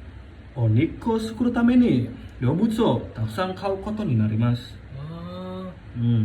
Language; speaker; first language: Japanese; non-native, learner; Indonesian